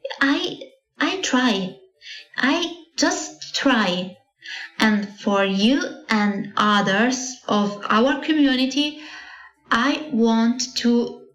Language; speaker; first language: English; non-native, learner; Italian